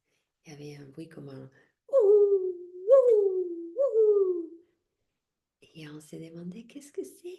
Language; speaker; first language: French; non-native, fluent; Spanish